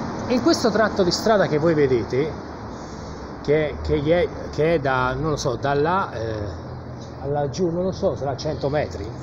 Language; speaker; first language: Italian; native; Italian